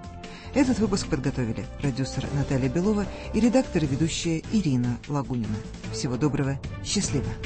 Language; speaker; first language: Russian; native; Russian